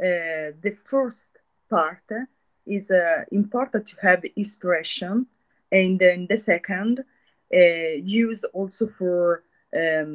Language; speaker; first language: English; non-native, learner; Italian